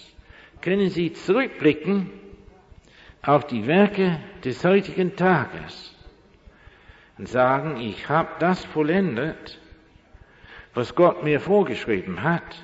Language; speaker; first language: German; non-native, fluent; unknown